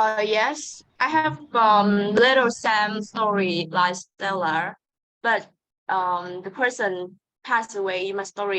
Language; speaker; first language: English; non-native, learner; Vietnamese